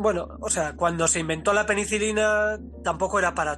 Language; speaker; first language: Spanish; native; Spanish